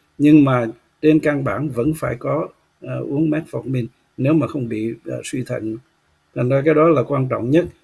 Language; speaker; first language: Vietnamese; native; Vietnamese